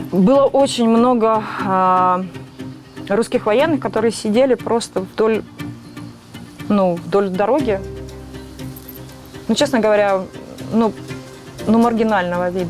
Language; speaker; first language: Russian; native; Russian